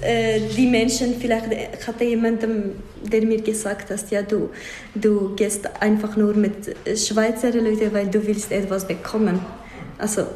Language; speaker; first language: German; non-native, fluent; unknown